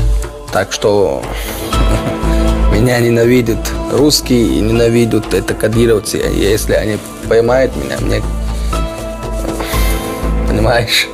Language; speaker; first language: Russian; non-native, local second language; Chechen